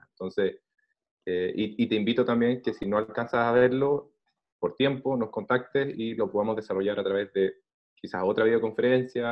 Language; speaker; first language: Spanish; native; Spanish